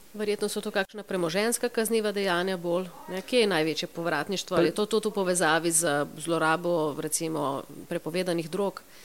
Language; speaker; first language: Slovenian; native; Slovenian